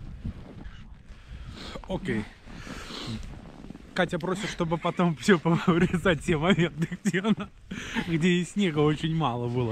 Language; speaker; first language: Russian; native; Russian